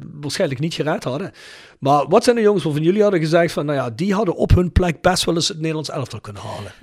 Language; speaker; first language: Dutch; native; Dutch